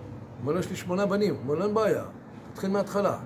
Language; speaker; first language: Hebrew; native; Hebrew